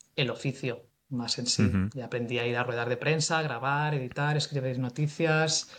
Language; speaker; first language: Spanish; native; Spanish